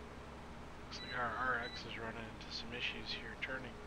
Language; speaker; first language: English; native; English